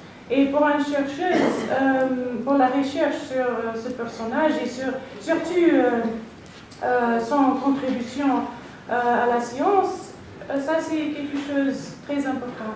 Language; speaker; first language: French; non-native, fluent; English